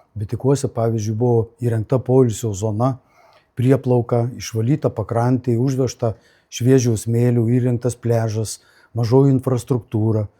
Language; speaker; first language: Lithuanian; native; Lithuanian